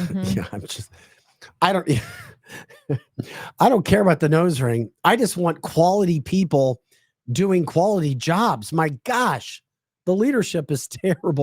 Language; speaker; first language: English; native; English